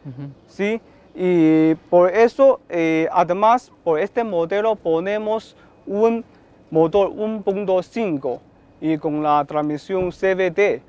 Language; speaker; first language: Spanish; non-native, learner; Chinese